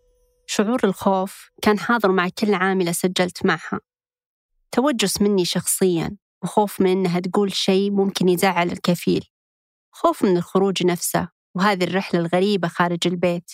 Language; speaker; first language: Arabic; native; Arabic